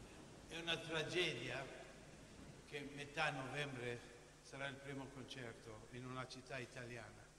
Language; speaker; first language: Italian; non-native, fluent; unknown